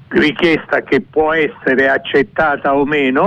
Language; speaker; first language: Italian; native; Italian